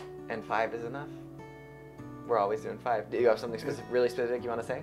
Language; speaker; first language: English; native; English